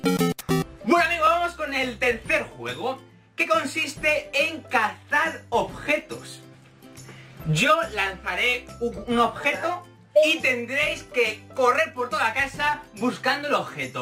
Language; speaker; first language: Spanish; native; Spanish